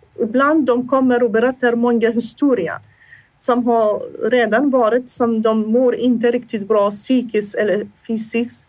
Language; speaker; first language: Swedish; non-native, fluent; Assyrian Neo-Aramaic